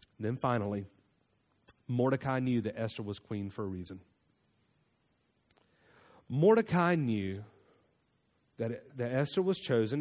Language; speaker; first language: English; native; English